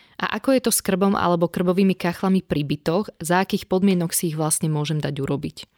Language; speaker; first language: Slovak; native; Slovak